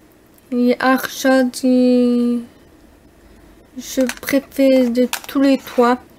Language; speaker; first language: French; non-native, learner; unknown